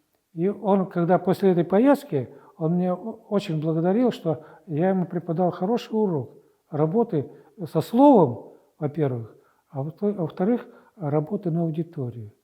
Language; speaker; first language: Russian; native; Russian